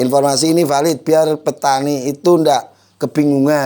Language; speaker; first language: Indonesian; native; Indonesian